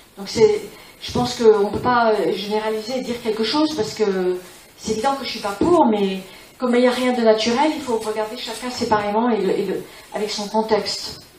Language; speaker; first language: French; non-native, fluent; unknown